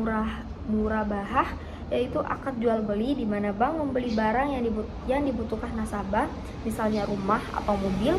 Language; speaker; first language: Indonesian; native; Indonesian